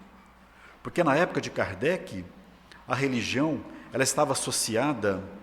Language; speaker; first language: Portuguese; native; Portuguese